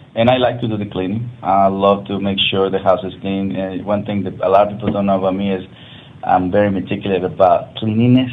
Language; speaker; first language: English; non-native, fluent; Spanish